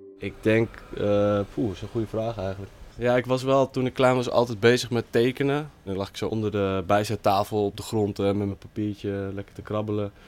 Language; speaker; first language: Dutch; native; Dutch